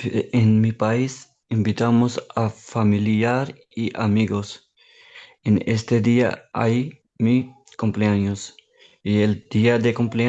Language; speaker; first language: Spanish; non-native, learner; Urdu